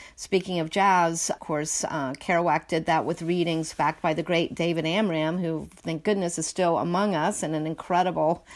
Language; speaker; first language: English; native; English